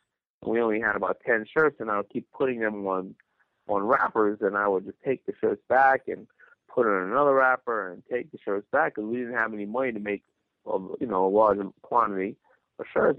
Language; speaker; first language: English; native; English